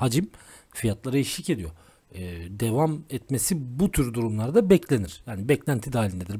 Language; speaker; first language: Turkish; native; Turkish